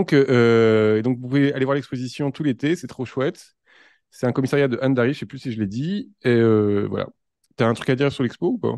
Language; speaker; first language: French; native; French